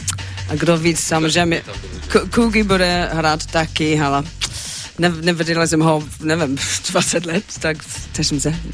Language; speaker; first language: Czech; non-native, learner; English